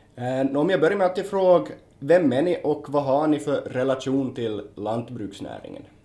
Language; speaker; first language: Swedish; native; Swedish